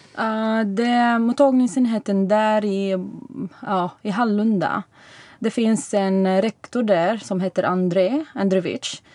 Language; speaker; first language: Swedish; non-native, fluent; Arabic